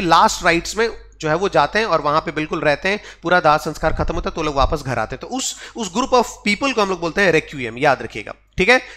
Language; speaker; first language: Hindi; non-native, local second language; Odia